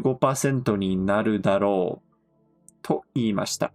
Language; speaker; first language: Japanese; non-native, fluent; English